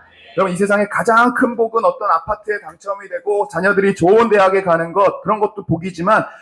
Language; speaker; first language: Korean; native; Korean